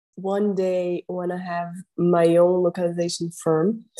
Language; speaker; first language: English; non-native, fluent; Portuguese